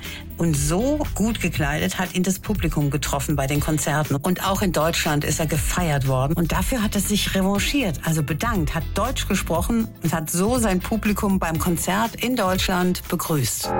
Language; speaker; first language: German; native; German